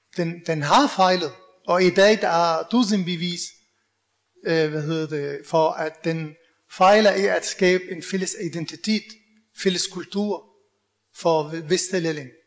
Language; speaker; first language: Danish; non-native, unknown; Arabic